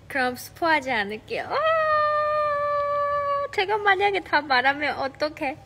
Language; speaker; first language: Korean; non-native, fluent; Chinese